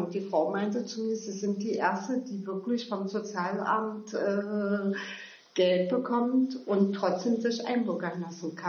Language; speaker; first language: German; early bilingual, other home language; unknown